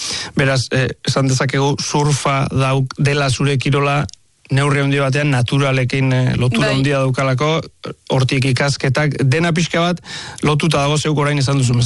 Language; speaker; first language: Basque; native; Basque